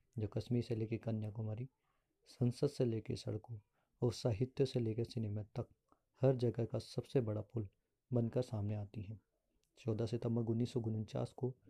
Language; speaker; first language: Hindi; native; Hindi